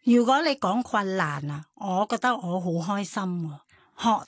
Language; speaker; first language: Chinese; non-native, fluent; Thai